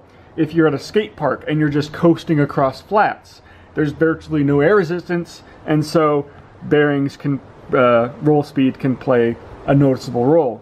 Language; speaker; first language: English; native; English